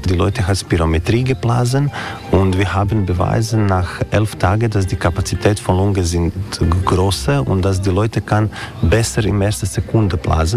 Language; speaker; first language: German; non-native, learner; Croatian